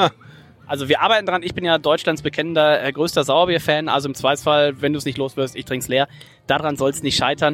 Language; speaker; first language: German; native; German